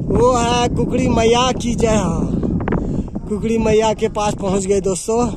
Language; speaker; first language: Hindi; native; Hindi